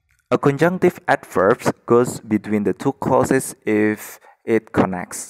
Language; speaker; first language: English; non-native, fluent; Indonesian